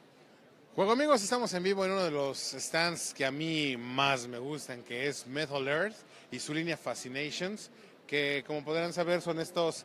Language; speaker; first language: Spanish; native; Spanish